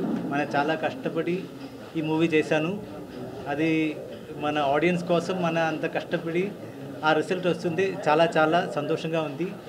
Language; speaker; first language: Telugu; non-native, learner; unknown